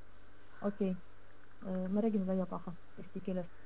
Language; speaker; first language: Estonian; non-native, learner; Russian